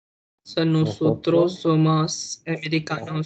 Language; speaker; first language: Spanish; non-native, learner; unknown